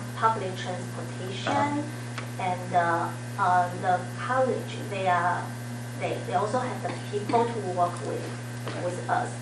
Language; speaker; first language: English; non-native, learner; Chinese